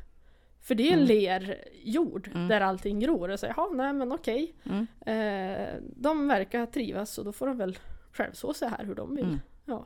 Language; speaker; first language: Swedish; native; Swedish